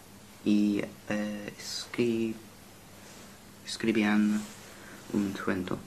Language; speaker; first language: Spanish; non-native, learner; English